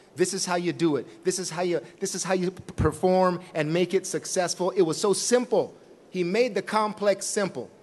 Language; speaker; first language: English; native; English